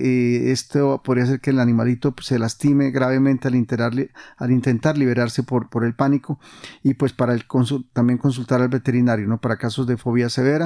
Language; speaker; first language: Spanish; native; Spanish